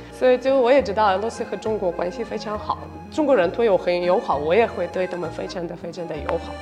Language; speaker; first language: Chinese; non-native, fluent; Russian